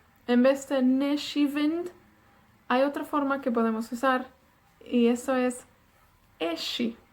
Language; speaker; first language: Spanish; non-native, fluent; Welsh